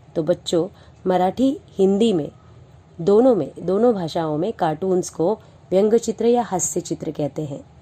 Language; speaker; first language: Hindi; non-native, local second language; Marathi